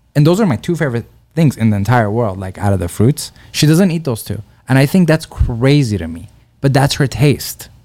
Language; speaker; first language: English; early bilingual, other home language; Persian